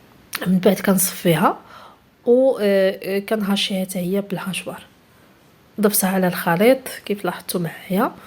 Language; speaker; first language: Arabic; native; Arabic